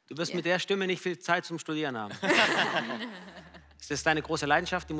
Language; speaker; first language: German; native; German